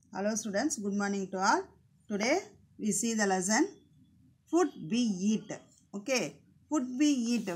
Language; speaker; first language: English; non-native, local second language; Tamil